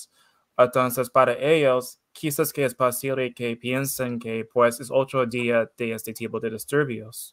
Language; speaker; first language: Spanish; non-native, learner; English